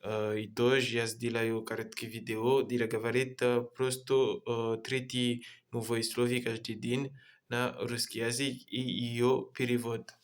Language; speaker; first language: Russian; non-native, learner; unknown